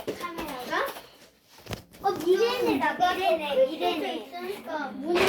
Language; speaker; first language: Korean; native; Korean